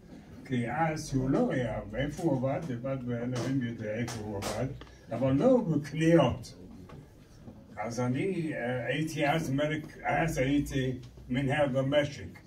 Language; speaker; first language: Hebrew; non-native, learner; English